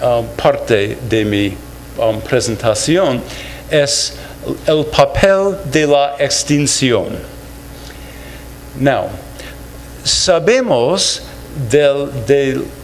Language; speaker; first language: Spanish; non-native, fluent; English